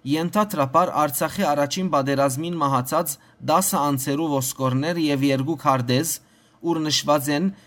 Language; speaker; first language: Armenian; early bilingual, heritage; Armenian